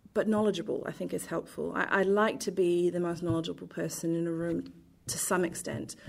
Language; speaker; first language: English; native; English